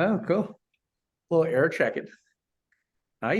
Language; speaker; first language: English; native; English